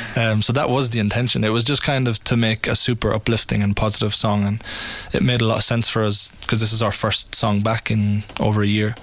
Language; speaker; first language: English; native; English